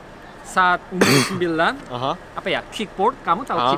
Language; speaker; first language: Indonesian; non-native, learner; Korean